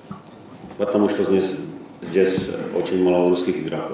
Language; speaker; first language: Russian; non-native, learner; Czech